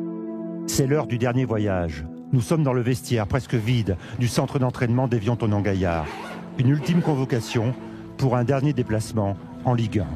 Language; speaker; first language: French; native; French